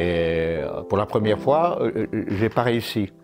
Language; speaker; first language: French; non-native, fluent; Czech